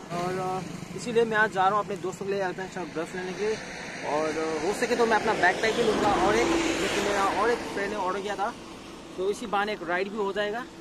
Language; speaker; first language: Hindi; non-native, local second language; Nepali